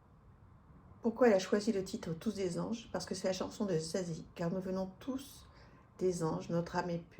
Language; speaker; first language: French; native; French